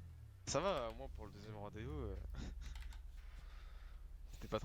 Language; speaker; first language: French; native; French